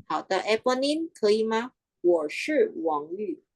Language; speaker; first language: Chinese; non-native, fluent; Filipino